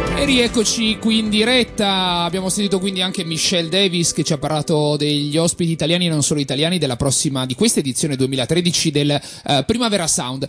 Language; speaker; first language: Italian; native; Italian